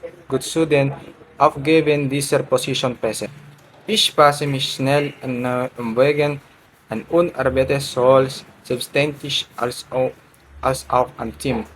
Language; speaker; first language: German; non-native, learner; Filipino